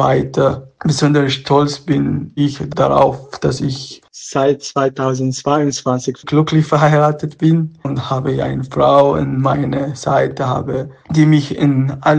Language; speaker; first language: German; non-native, local second language; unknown